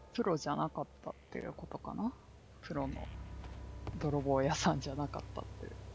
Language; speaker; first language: Japanese; native; Japanese